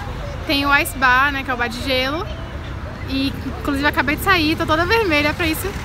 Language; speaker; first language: Portuguese; native; Portuguese